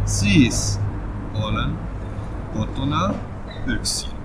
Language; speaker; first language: Finnish; non-native, learner; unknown